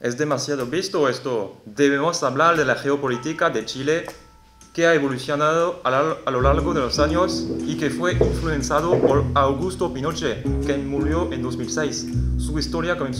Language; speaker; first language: Spanish; non-native, learner; French